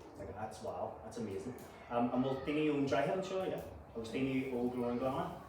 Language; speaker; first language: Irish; non-native, local second language; English